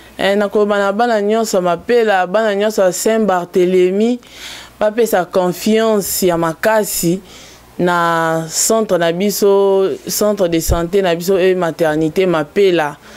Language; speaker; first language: Lingala; native; Lingala